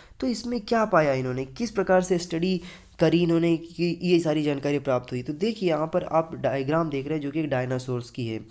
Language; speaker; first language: Hindi; native; Hindi